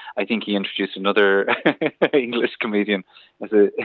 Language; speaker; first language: English; native; English